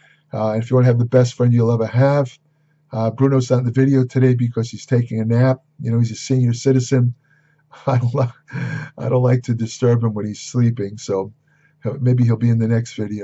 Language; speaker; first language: English; native; English